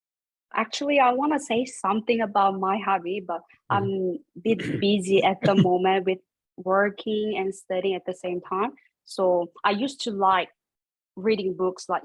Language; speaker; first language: English; non-native, fluent; Korean